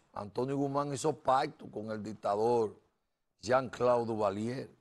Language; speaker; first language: Spanish; native; Spanish